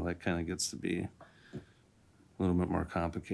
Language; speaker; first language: English; native; English